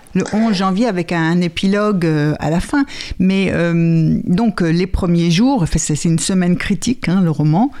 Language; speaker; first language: French; native; French